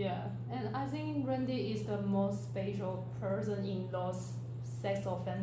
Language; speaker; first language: English; non-native, learner; Chinese